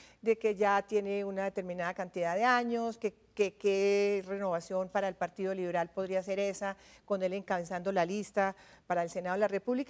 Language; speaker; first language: Spanish; native; Spanish